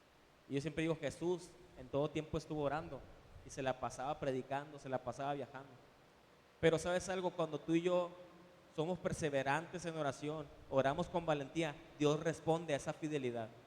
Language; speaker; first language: Spanish; native; Spanish